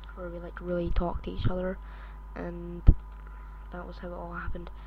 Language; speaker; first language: English; native; English